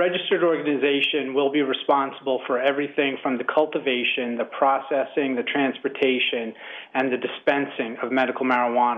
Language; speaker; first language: English; native; English